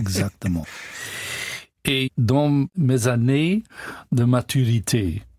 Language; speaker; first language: French; non-native, learner; English